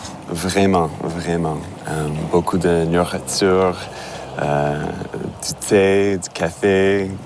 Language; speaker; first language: French; non-native, learner; English